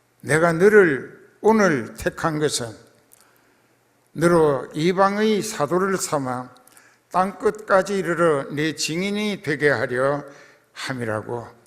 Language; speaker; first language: Korean; native; Korean